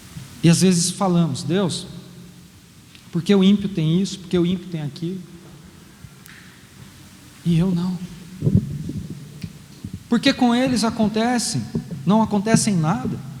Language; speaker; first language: Portuguese; native; Portuguese